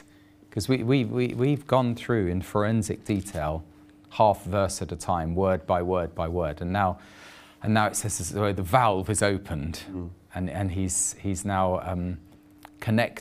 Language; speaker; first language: English; native; English